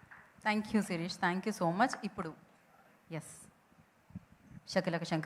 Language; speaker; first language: Telugu; native; Telugu